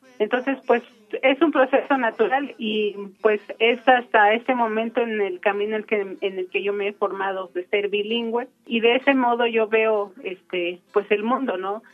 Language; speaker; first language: Spanish; non-native, local second language; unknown